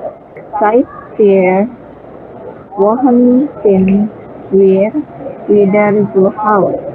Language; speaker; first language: German; non-native, learner; Indonesian